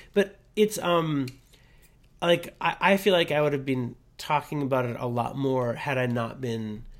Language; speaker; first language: English; native; English